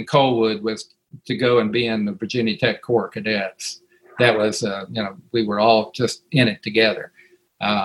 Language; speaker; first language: English; native; English